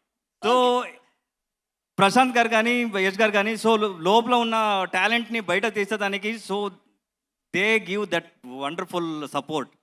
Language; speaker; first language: Telugu; non-native, learner; Kannada